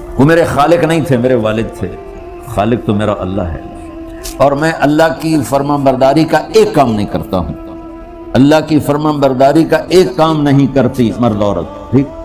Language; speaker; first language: Urdu; non-native, local second language; Punjabi